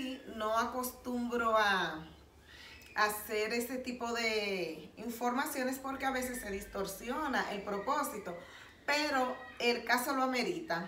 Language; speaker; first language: Spanish; native; Spanish